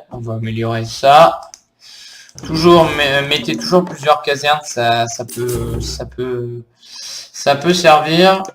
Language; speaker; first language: French; native; French